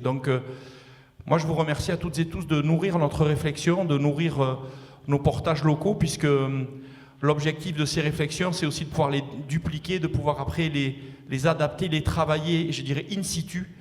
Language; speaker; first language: French; native; French